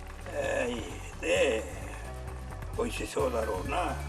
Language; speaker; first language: Japanese; native; Japanese